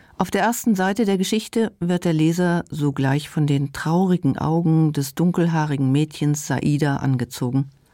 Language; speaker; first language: German; non-native, local second language; Luxembourgish